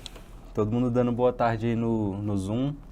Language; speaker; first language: Portuguese; native; Portuguese